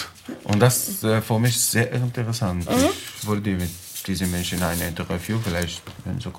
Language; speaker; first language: German; non-native, learner; Arabic